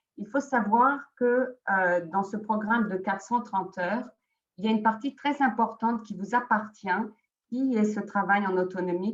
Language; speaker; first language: French; native; French